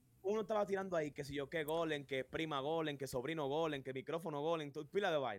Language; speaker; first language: Spanish; native; Spanish